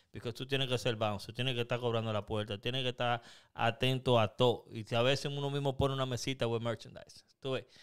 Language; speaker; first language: Spanish; early bilingual, heritage; Spanish